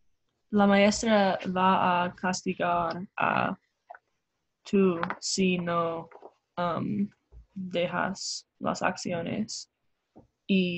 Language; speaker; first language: Spanish; non-native, learner; English